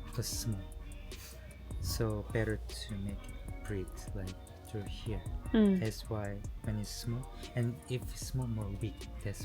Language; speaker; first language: English; non-native, learner; Korean